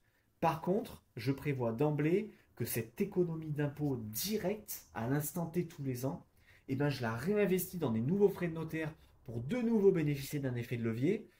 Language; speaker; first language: French; native; French